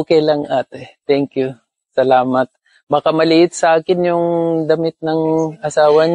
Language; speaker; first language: Filipino; non-native, learner; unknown